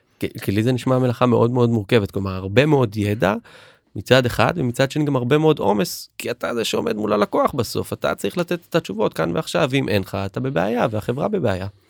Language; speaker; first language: Hebrew; native; Hebrew